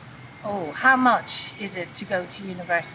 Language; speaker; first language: English; native; English